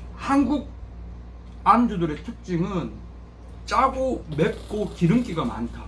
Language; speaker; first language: Korean; native; Korean